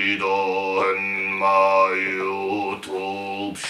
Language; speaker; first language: Spanish; non-native, learner; French